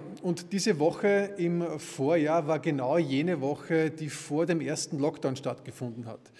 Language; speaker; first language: German; native; German